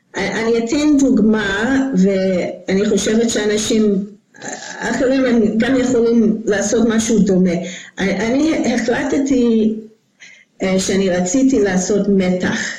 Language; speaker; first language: Hebrew; non-native, fluent; English